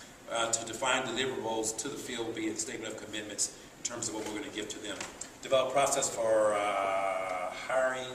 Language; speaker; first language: English; native; English